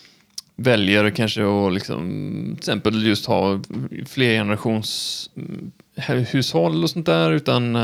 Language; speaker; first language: Swedish; native; Swedish